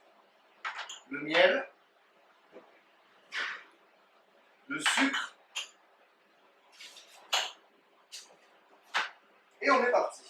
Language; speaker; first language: French; native; French